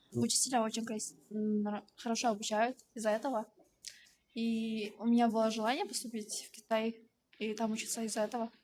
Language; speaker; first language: Russian; non-native, local second language; Kyrgyz